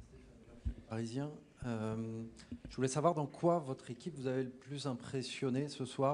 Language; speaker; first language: French; native; French